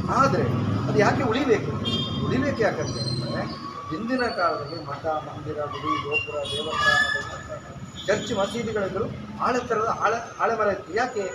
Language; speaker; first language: Kannada; non-native, local second language; Tulu